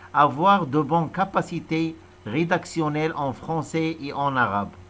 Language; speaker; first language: French; non-native, local second language; Arabic